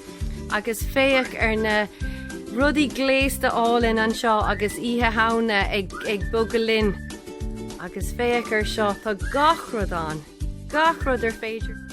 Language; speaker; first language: Irish; native; Irish